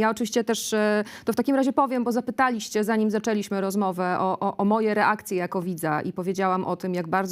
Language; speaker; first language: Polish; native; Polish